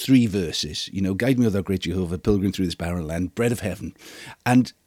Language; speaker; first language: English; native; English